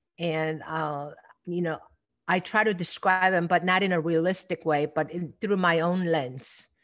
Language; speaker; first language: English; non-native, fluent; Korean